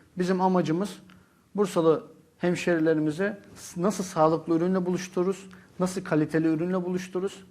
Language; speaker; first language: Turkish; native; Turkish